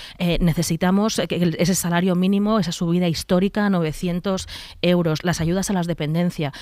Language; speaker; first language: Spanish; native; Spanish